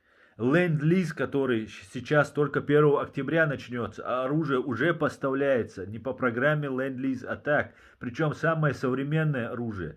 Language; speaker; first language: Russian; non-native, local second language; Chechen